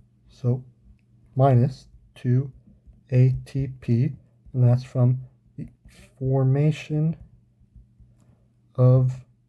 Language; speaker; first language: English; native; English